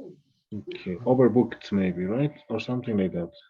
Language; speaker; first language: English; non-native, fluent; Spanish